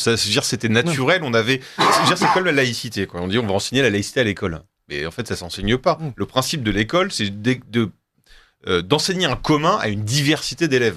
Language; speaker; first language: French; native; French